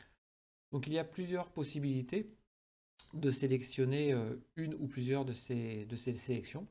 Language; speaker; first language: French; native; French